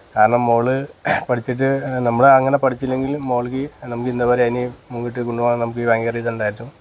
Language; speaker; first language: Malayalam; non-native, learner; Nepali